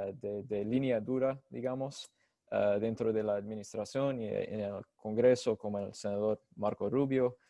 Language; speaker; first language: Spanish; non-native, fluent; English